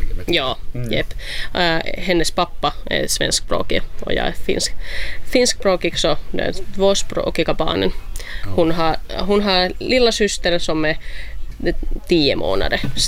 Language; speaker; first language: Swedish; non-native, local second language; Finnish